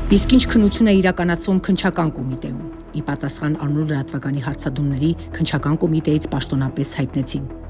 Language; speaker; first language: Armenian; native; Armenian